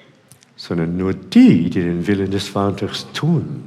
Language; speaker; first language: German; non-native, fluent; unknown